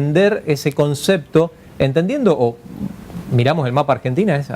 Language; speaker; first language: Spanish; native; Spanish